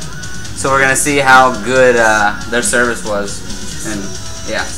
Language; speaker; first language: English; native; English